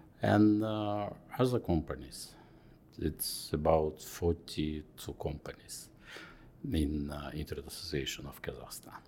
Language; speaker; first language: English; non-native, fluent; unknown